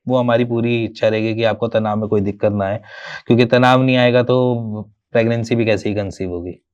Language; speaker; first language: Hindi; native; Hindi